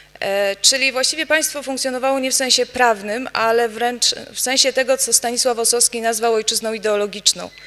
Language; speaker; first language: Polish; native; Polish